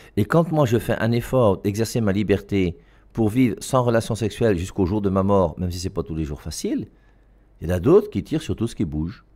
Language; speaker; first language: French; native; French